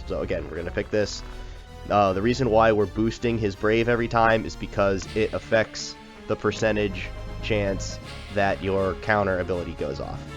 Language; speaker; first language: English; native; English